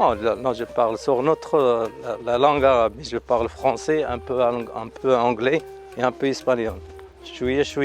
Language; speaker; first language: French; non-native, learner; Arabic